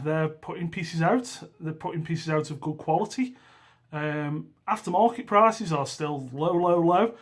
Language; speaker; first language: English; native; English